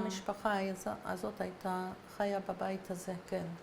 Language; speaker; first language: Hebrew; non-native, fluent; French